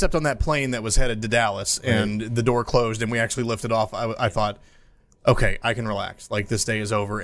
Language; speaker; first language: English; native; English